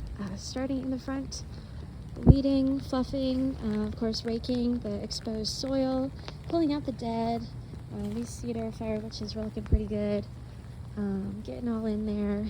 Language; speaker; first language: English; native; English